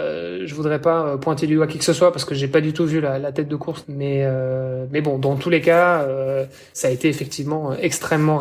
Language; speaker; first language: French; native; French